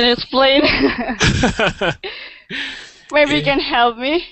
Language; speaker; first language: English; non-native, learner; Indonesian